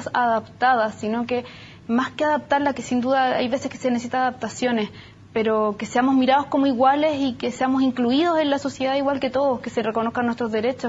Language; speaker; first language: Spanish; native; Spanish